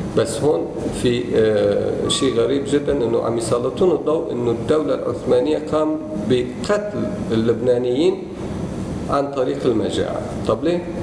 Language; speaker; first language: Arabic; non-native, fluent; Turkish